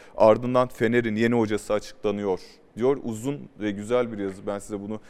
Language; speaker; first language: Turkish; native; Turkish